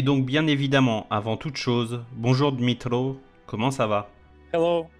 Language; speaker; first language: French; native; French